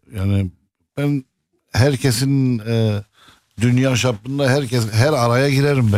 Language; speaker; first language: Turkish; non-native, fluent; Arabic